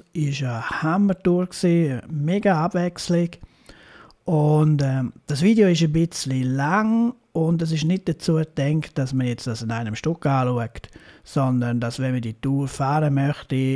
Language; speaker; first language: German; native; German